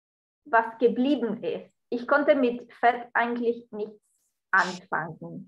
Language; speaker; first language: German; non-native, fluent; Spanish